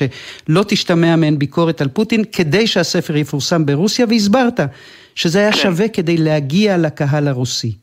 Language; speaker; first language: Hebrew; native; Hebrew